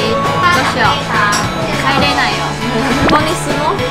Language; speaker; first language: Japanese; early bilingual, heritage; Chinese